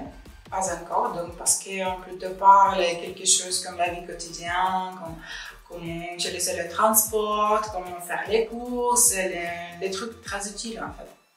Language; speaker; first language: French; non-native, learner; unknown